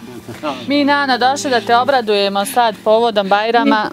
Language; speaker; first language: Serbian; native; Serbian